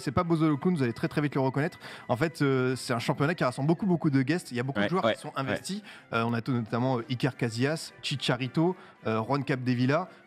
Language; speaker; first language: French; native; French